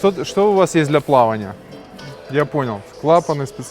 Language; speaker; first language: Russian; native; Russian